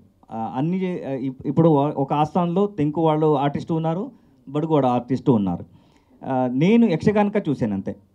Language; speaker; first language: Telugu; non-native, learner; Kannada